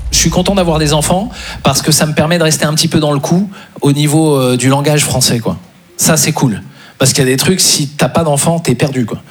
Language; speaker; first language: French; native; French